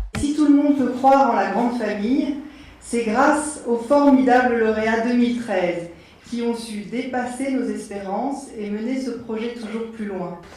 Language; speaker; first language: French; native; French